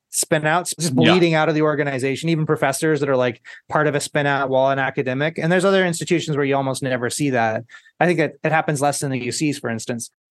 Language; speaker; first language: English; early bilingual, other home language; Spanish